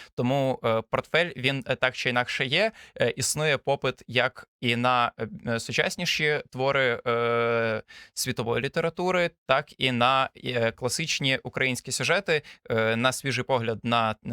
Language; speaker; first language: Ukrainian; native; Ukrainian